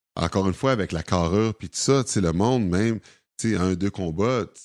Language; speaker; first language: French; native; French